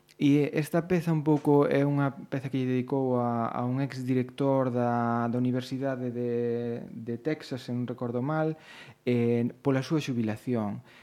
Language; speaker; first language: Galician; native; Galician